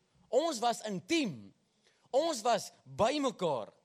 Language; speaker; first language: English; non-native, local second language; Afrikaans